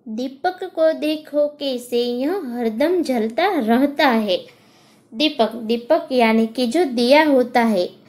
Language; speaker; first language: Hindi; non-native, local second language; Gujarati